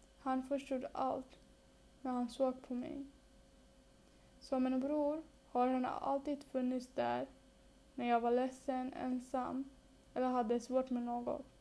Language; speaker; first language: Swedish; early bilingual, other home language; Bangla